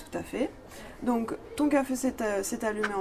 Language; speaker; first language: French; native; French